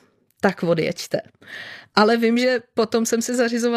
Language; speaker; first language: Czech; native; Czech